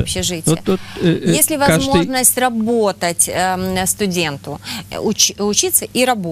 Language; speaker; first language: Russian; native; Russian